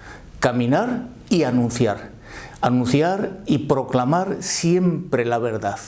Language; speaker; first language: Spanish; native; Spanish